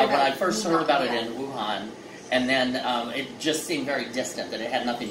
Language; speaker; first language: English; native; English